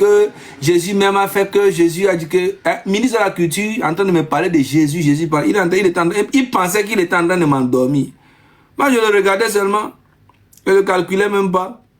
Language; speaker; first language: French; non-native, local second language; Ewe